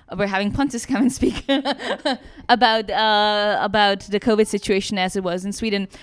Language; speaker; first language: English; non-native, fluent; Czech